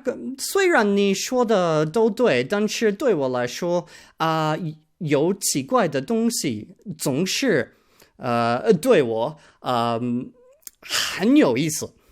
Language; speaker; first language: Chinese; non-native, learner; English